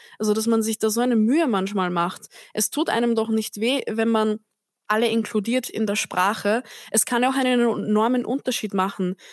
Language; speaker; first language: German; early bilingual, other home language; Turkish